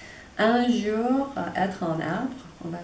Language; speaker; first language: French; non-native, fluent; English